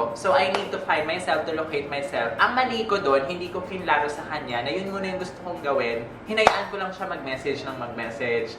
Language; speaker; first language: Filipino; native; Filipino